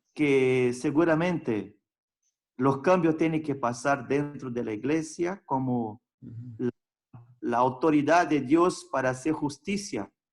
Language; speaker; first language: Spanish; non-native, fluent; Portuguese